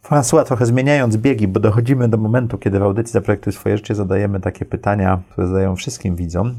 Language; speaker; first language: Polish; early bilingual, heritage; Polish